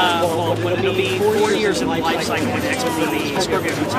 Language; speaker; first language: English; native; English